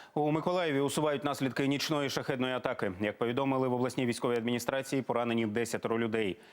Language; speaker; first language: Ukrainian; native; Ukrainian